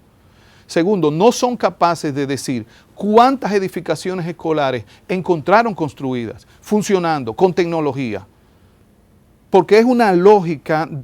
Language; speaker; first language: Spanish; native; Spanish